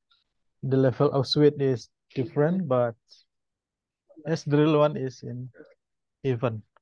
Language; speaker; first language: English; non-native, learner; Indonesian